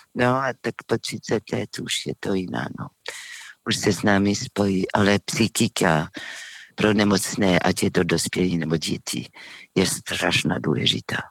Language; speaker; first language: Czech; non-native, fluent; French